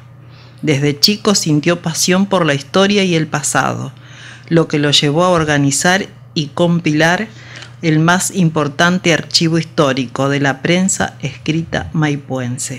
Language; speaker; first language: Spanish; native; Spanish